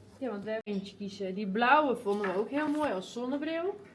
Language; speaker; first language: Dutch; native; Dutch